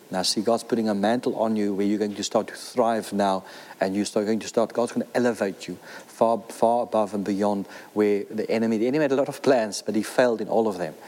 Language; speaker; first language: English; non-native, local second language; Afrikaans